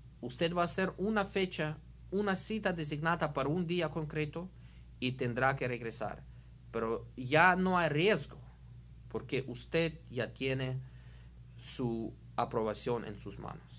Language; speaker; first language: Spanish; non-native, fluent; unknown